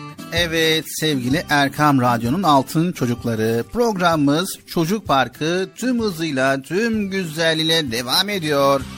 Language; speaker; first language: Turkish; native; Turkish